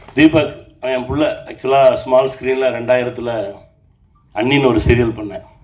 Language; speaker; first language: Tamil; native; Tamil